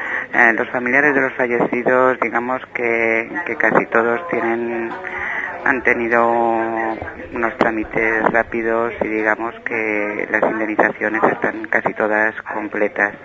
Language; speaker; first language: Spanish; native; Spanish